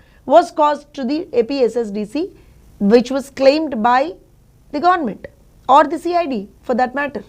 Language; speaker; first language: English; non-native, local second language; Telugu